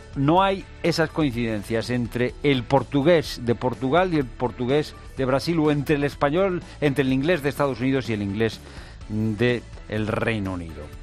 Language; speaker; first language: Spanish; native; Spanish